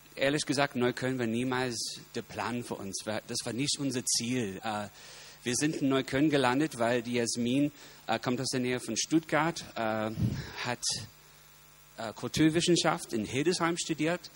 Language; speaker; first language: German; non-native, fluent; English